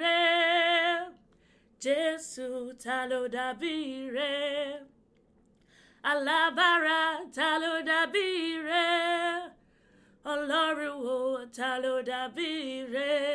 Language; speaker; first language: Dutch; early bilingual, other home language; Yoruba